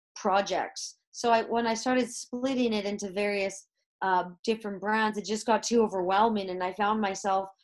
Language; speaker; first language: English; native; English